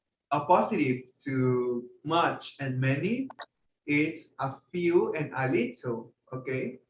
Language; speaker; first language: English; non-native, fluent; Spanish